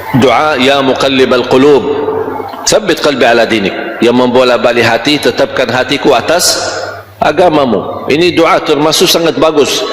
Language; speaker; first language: Malay; non-native, fluent; Arabic